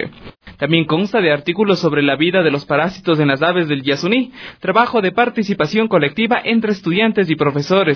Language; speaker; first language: Spanish; native; Spanish